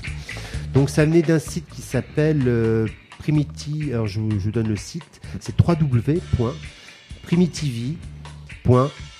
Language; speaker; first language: French; native; French